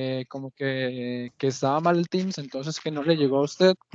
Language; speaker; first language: Spanish; native; Spanish